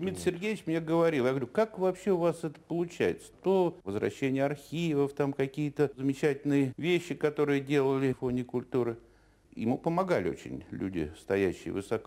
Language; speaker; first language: Russian; native; Russian